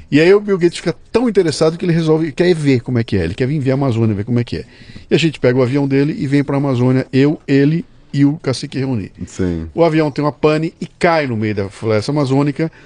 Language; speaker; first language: Portuguese; native; Portuguese